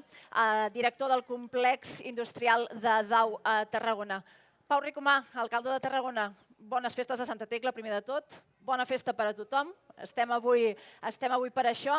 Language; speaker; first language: Catalan; native; Catalan